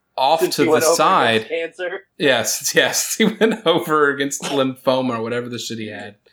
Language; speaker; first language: English; native; English